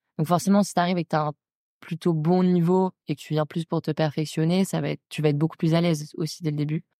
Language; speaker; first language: French; native; French